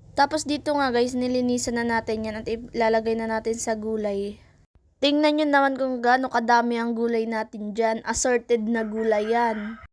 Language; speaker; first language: Filipino; non-native, local second language; Bikol